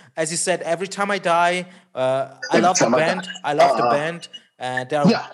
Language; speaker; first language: English; non-native, fluent; Italian